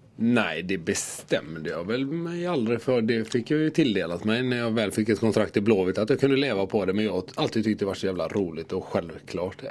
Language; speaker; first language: Swedish; native; Swedish